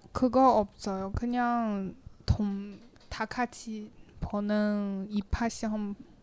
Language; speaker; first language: Korean; non-native, learner; Chinese